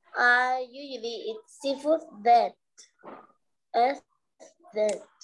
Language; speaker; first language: English; non-native, learner; Vietnamese